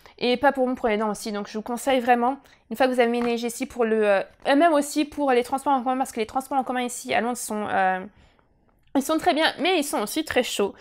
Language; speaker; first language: French; native; French